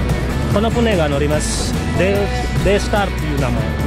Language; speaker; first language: Japanese; non-native, fluent; Indonesian